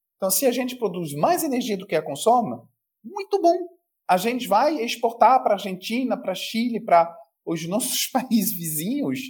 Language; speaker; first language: Portuguese; non-native, fluent; French